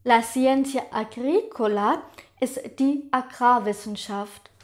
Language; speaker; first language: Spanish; non-native, fluent; German